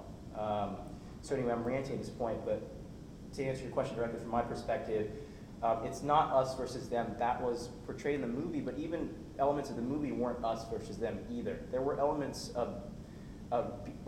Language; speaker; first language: English; native; English